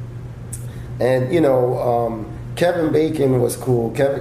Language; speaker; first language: English; native; English